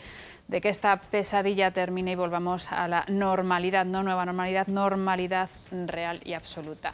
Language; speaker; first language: Spanish; native; Spanish